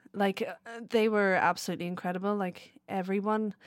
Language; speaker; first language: English; native; English